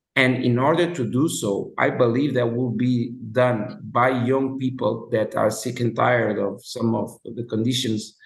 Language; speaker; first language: English; non-native, fluent; Portuguese